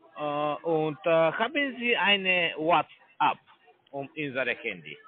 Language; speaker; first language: German; non-native, learner; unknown